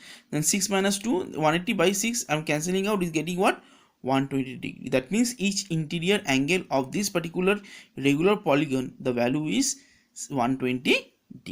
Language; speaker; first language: English; non-native, local second language; Bangla